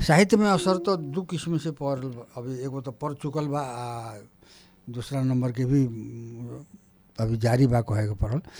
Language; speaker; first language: Bhojpuri; non-native, local second language; Nepali